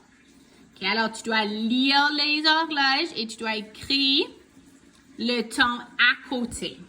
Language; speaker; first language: French; non-native, local second language; English